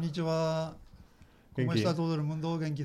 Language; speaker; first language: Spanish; non-native, learner; Japanese